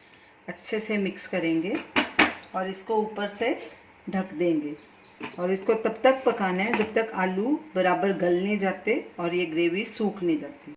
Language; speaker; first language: Hindi; native; Hindi